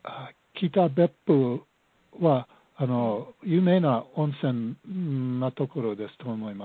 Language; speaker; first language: Japanese; non-native, learner; English